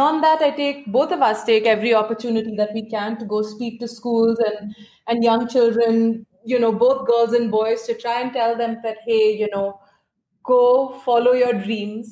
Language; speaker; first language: English; non-native, local second language; Hindi